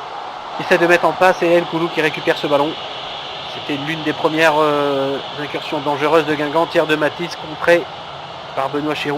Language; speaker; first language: French; native; French